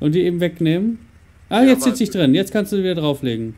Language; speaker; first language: German; native; German